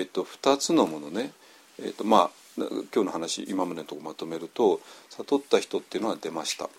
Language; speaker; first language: Japanese; native; Japanese